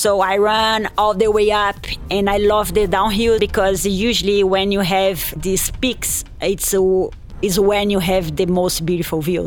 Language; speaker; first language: English; non-native, fluent; Portuguese